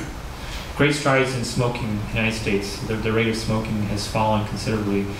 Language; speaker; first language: English; native; English